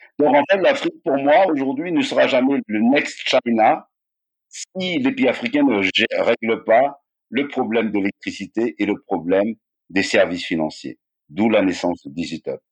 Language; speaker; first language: French; non-native, local second language; Malagasy